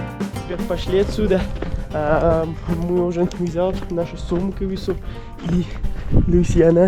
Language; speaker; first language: Russian; non-native, learner; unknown